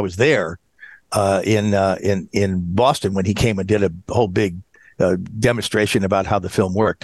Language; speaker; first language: English; native; English